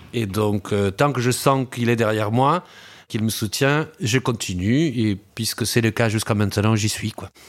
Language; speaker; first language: French; early bilingual, other home language; Spanish